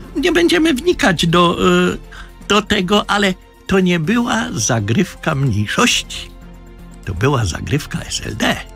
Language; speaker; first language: Polish; native; Polish